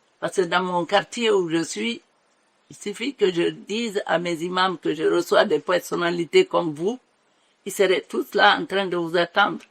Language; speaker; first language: French; non-native, local second language; Mandingo